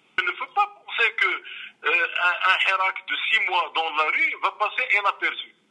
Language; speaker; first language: French; non-native, local second language; Arabic